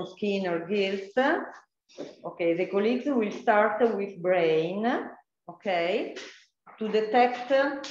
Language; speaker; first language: English; non-native, fluent; Italian